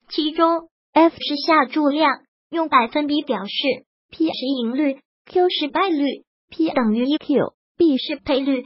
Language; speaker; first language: Chinese; native; Chinese